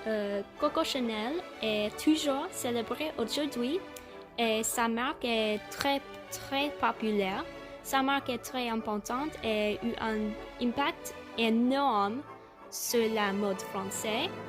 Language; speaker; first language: French; non-native, learner; English